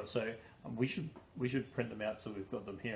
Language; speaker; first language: English; native; English